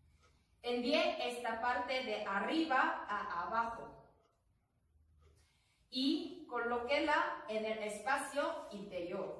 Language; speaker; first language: Spanish; non-native, learner; Korean